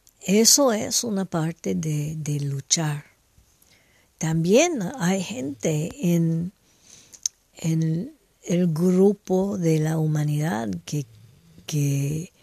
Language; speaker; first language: Spanish; non-native, fluent; French